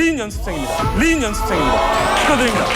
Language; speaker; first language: Korean; native; Korean